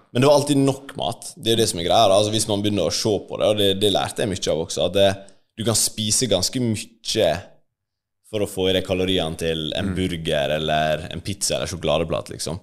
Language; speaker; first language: Norwegian; native; Norwegian